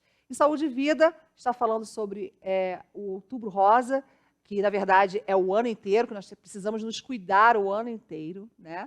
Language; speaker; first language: Portuguese; native; Portuguese